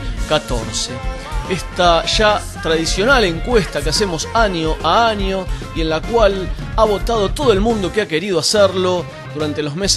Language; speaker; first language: Spanish; native; Spanish